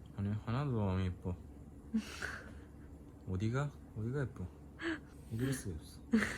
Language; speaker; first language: Korean; non-native, fluent; Japanese